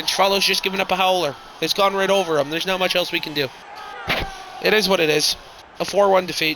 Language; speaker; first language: English; native; English